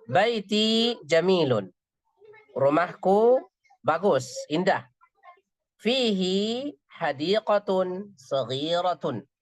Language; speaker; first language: Arabic; non-native, fluent; Indonesian